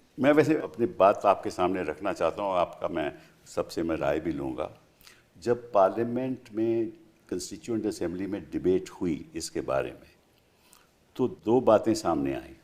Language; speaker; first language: Hindi; native; Hindi